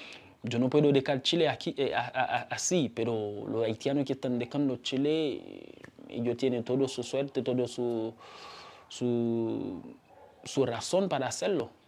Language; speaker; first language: Spanish; non-native, learner; Haitian Creole